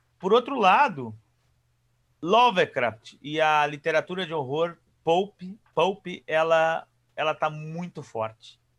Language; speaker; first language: Portuguese; native; Portuguese